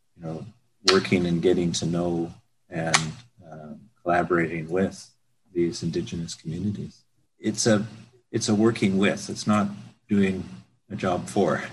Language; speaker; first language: English; native; English